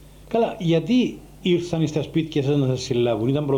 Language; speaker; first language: Greek; native; Greek